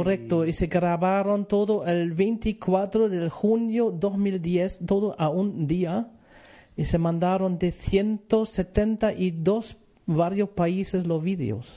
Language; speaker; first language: Spanish; non-native, fluent; German